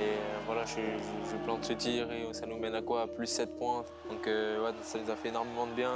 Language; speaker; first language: French; native; French